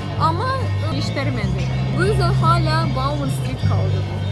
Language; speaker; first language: Turkish; non-native, learner; Russian